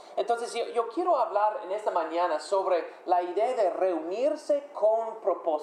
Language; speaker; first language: Spanish; non-native, fluent; English